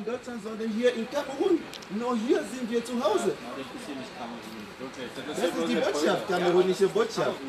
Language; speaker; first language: German; non-native, fluent; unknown